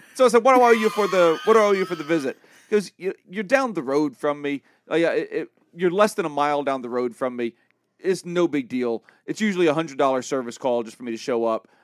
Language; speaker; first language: English; native; English